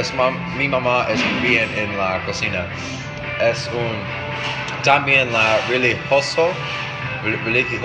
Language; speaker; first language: Spanish; non-native, learner; English